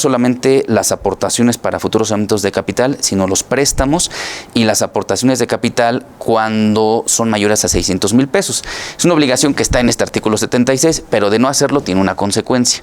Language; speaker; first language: Spanish; native; Spanish